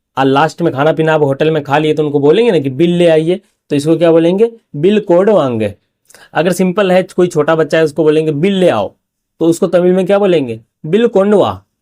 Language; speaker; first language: Hindi; native; Hindi